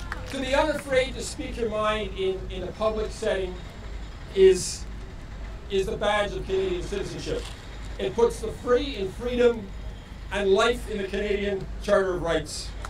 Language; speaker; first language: English; native; English